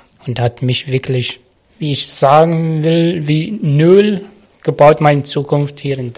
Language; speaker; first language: German; non-native, learner; Arabic